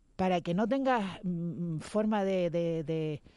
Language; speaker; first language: Spanish; native; Spanish